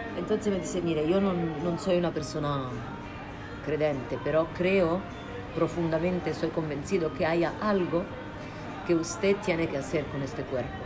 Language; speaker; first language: Spanish; non-native, fluent; Italian